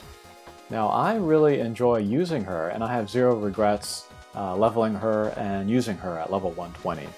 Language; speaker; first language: English; native; English